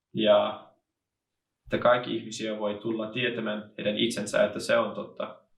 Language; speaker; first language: Finnish; non-native, learner; English